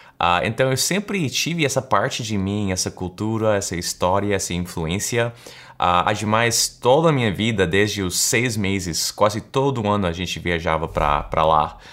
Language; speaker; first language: Portuguese; early bilingual, heritage; English